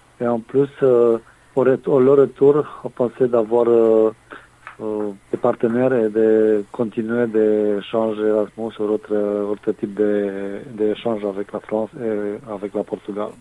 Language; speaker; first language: French; non-native, fluent; Romanian